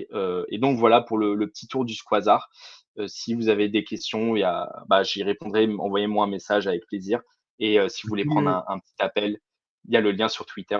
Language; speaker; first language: French; native; French